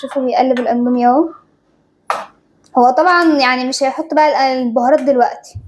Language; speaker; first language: Arabic; native; Arabic